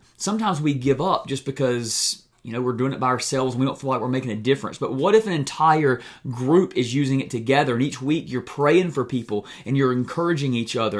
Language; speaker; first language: English; native; English